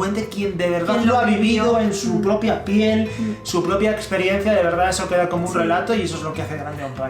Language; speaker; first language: Spanish; native; Spanish